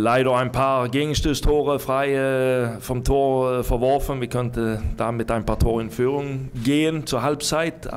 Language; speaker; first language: German; non-native, fluent; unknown